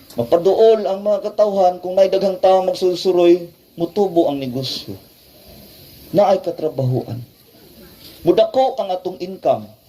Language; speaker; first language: Cebuano; native; Cebuano